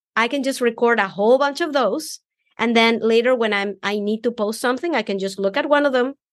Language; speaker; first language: English; non-native, fluent; Spanish